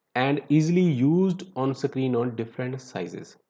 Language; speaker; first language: English; non-native, local second language; Punjabi